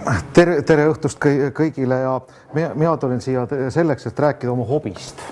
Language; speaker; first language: Estonian; native; Estonian